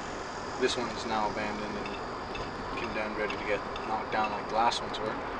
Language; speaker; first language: English; native; English